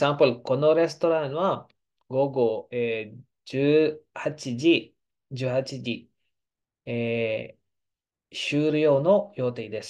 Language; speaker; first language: Japanese; non-native, fluent; Filipino